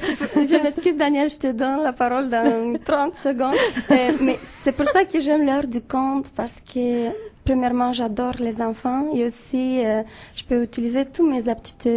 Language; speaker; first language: French; non-native, fluent; Romanian